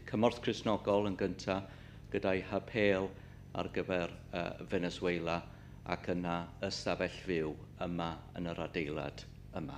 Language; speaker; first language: Welsh; native; Welsh